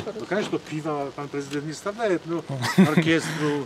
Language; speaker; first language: Russian; non-native, learner; Polish